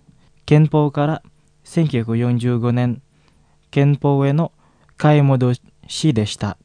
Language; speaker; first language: Japanese; non-native, fluent; Indonesian